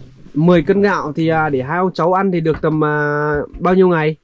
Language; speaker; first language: Vietnamese; native; Vietnamese